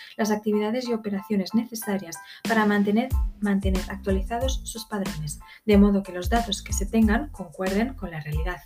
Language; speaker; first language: Spanish; native; Spanish